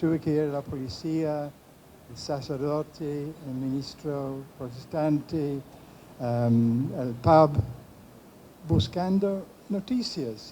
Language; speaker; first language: Spanish; non-native, fluent; English